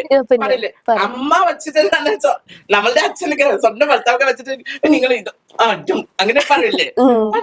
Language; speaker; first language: Malayalam; non-native, local second language; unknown